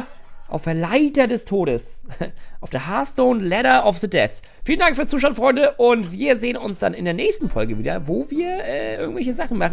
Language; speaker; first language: German; native; German